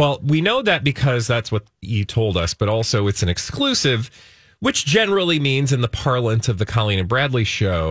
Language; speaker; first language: English; native; English